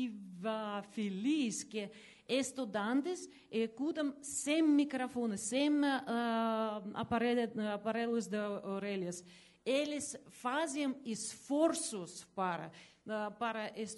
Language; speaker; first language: Portuguese; non-native, learner; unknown